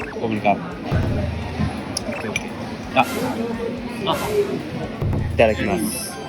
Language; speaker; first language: Thai; non-native, learner; Japanese